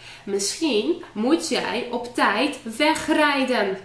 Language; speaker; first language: Dutch; non-native, fluent; Polish